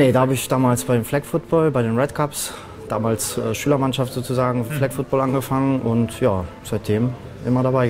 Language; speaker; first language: German; native; German